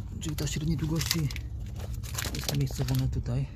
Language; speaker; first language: Polish; native; Polish